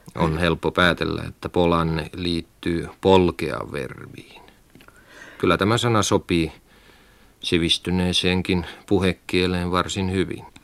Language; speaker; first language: Finnish; native; Finnish